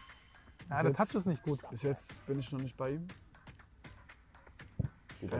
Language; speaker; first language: German; native; German